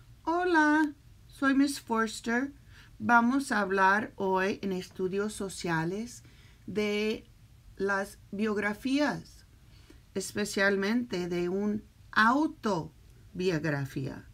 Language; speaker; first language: Spanish; early bilingual, heritage; Spanish